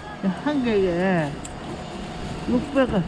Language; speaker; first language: Korean; native; Korean